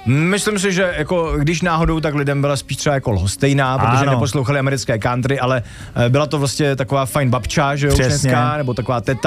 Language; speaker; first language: Czech; native; Czech